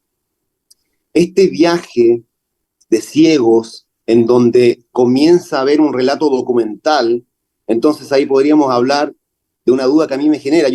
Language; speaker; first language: Spanish; native; Spanish